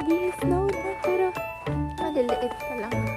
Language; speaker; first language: Filipino; native; Filipino